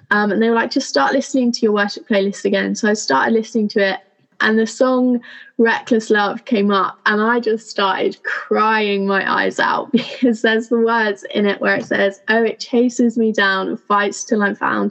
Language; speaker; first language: English; native; English